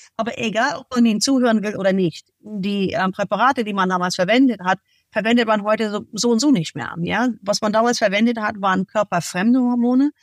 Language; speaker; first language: German; non-native, fluent; English